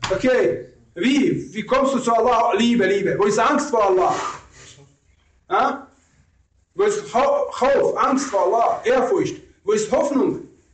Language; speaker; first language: German; non-native, fluent; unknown